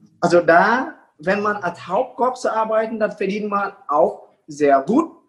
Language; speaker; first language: German; non-native, fluent; Vietnamese